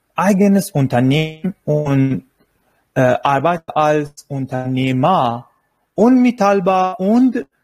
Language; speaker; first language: German; non-native, learner; Persian